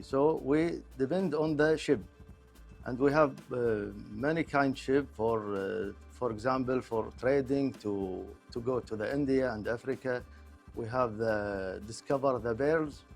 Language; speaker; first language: English; non-native, local second language; Arabic